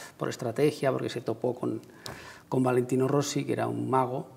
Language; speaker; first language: Spanish; native; Spanish